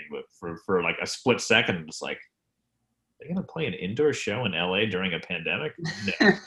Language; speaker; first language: English; native; English